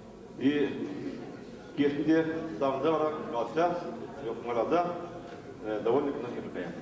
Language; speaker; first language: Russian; non-native, local second language; Chuvash